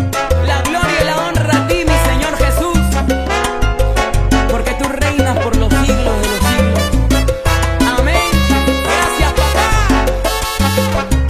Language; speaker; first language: Spanish; native; Spanish